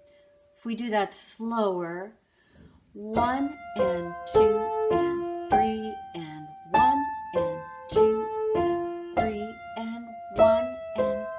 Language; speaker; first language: English; native; English